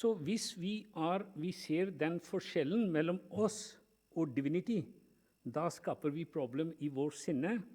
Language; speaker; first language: Norwegian; non-native, fluent; Punjabi